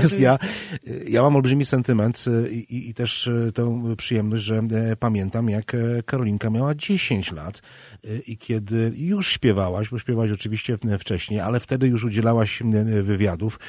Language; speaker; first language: Polish; native; Polish